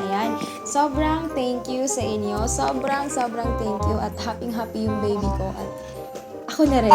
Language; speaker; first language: Filipino; non-native, local second language; Cebuano